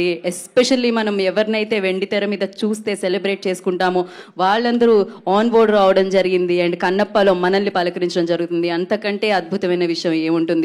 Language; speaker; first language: Telugu; native; Telugu